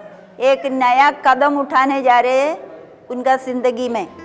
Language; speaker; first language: Hindi; non-native, local second language; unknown